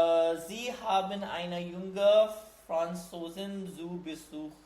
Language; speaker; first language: German; non-native, learner; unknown